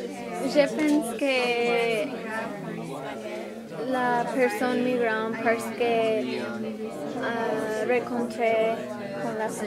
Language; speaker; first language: French; non-native, learner; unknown